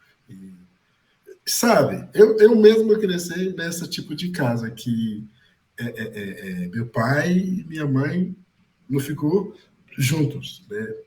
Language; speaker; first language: Portuguese; non-native, fluent; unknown